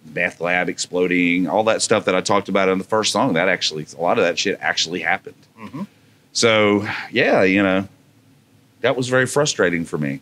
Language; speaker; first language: English; native; English